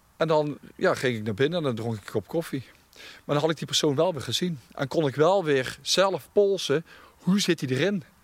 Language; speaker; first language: Dutch; native; Dutch